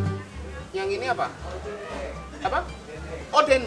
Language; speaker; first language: Indonesian; non-native, fluent; Japanese